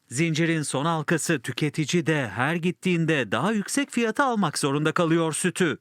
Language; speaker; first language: Turkish; native; Turkish